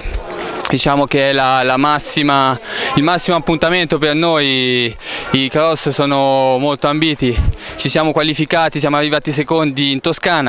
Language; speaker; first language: Italian; native; Italian